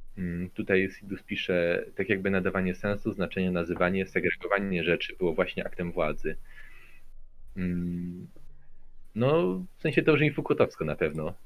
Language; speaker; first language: Polish; native; Polish